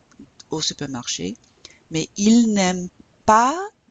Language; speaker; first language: French; non-native, fluent; English